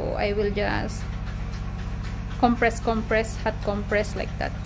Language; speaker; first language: English; non-native, learner; Filipino